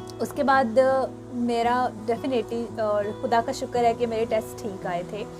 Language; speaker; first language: Urdu; non-native, local second language; Punjabi